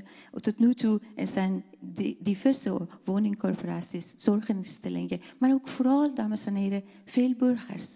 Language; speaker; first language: Dutch; non-native, fluent; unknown